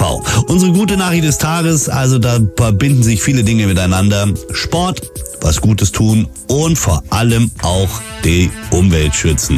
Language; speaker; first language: German; native; German